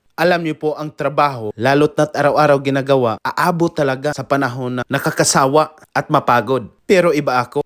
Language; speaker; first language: Filipino; non-native, local second language; Cebuano